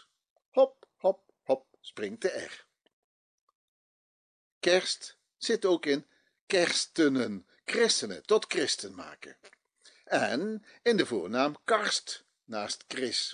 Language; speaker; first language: Dutch; native; Dutch